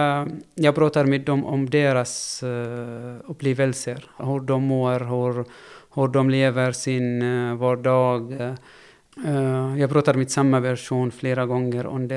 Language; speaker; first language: Swedish; non-native, fluent; Arabic